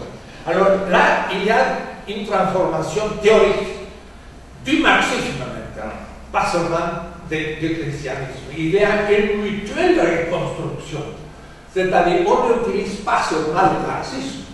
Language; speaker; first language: French; non-native, fluent; Spanish